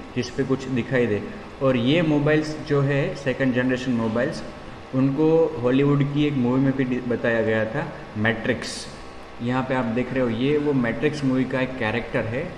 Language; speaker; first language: Hindi; non-native, local second language; Gujarati